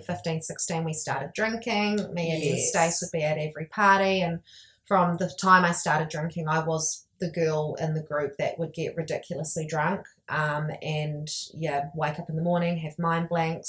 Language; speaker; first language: English; native; English